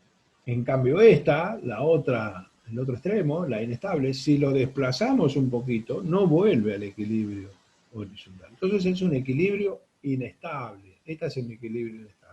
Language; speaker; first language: Spanish; native; Spanish